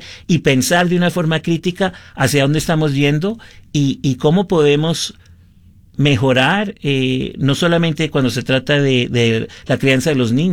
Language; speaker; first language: Spanish; early bilingual, heritage; Spanish